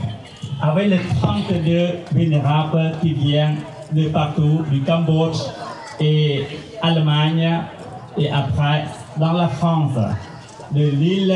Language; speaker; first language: French; non-native, fluent; Khmer